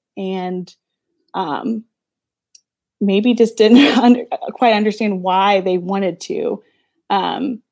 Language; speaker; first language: English; native; English